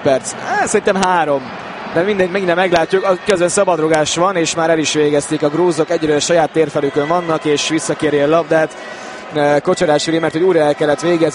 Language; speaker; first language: Hungarian; native; Hungarian